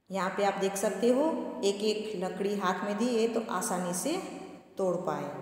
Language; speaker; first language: Hindi; non-native, local second language; Gujarati